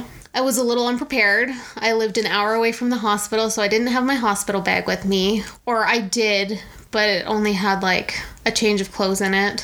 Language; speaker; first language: English; native; English